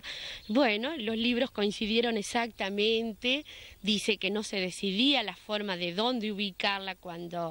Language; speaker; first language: Spanish; native; Spanish